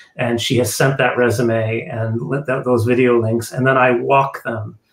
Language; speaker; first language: English; native; English